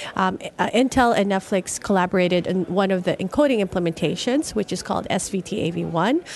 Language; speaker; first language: English; non-native, local second language; Filipino